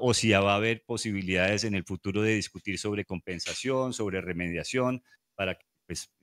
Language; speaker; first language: Spanish; native; Spanish